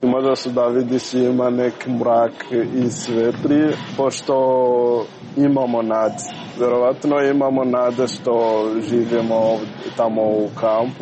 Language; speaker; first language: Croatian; non-native, learner; Rundi